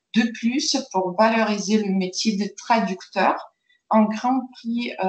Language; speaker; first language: French; non-native, fluent; Ukrainian